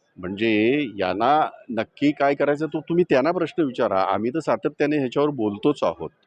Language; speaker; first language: Marathi; native; Marathi